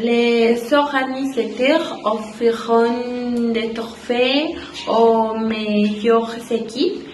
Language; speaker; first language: French; non-native, learner; Spanish